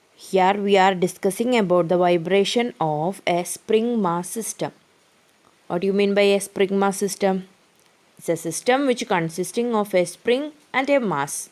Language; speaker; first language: English; non-native, local second language; Malayalam